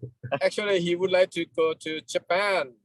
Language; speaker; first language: English; non-native, fluent; Thai